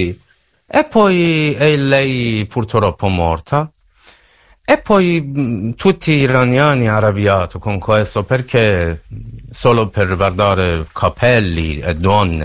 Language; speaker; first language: Italian; non-native, learner; Persian